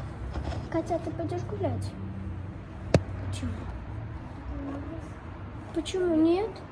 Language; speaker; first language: Russian; early bilingual, heritage; Russian